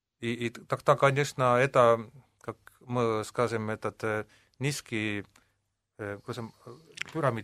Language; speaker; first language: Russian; non-native, local second language; Estonian